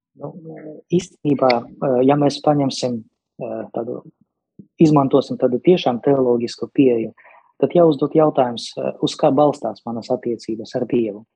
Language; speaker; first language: Latvian; non-native, local second language; Russian